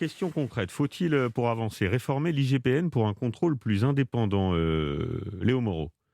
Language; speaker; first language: French; native; French